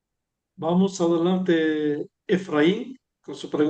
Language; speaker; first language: Spanish; native; Spanish